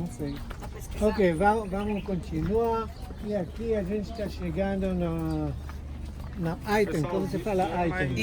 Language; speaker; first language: Portuguese; non-native, fluent; Hebrew